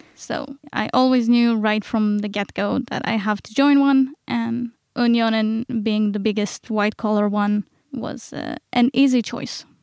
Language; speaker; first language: English; non-native, fluent; Hebrew